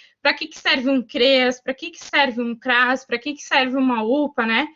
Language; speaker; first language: Portuguese; native; Portuguese